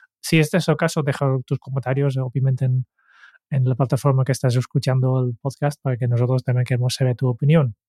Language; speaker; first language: Spanish; non-native, fluent; Dutch